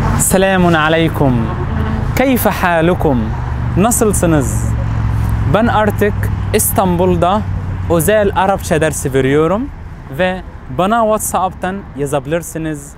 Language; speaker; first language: Turkish; non-native, learner; Arabic